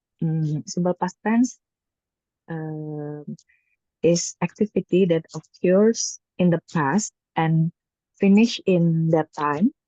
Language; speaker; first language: English; non-native, learner; Indonesian